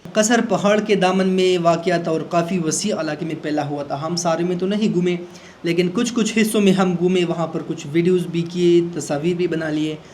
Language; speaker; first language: Urdu; non-native, local second language; Pashto